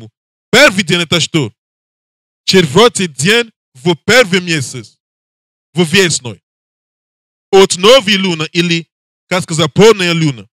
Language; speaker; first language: Russian; non-native, learner; English